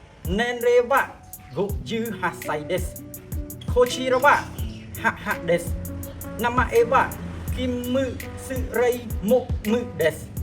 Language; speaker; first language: Japanese; non-native, learner; Khmer